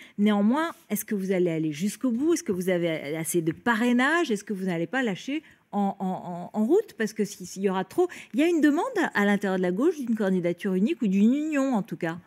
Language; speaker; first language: French; native; French